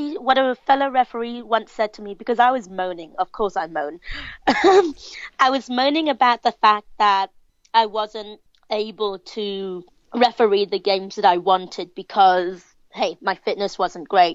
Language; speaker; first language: English; native; English